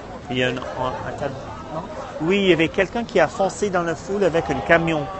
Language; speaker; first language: French; non-native, fluent; English